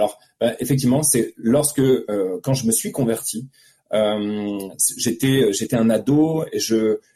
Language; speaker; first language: French; native; French